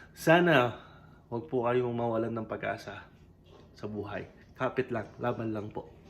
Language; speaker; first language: Filipino; native; Filipino